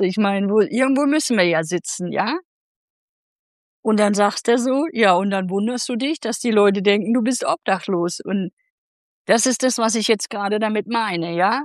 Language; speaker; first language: German; native; German